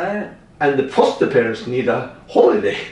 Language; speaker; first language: English; non-native, fluent; Norwegian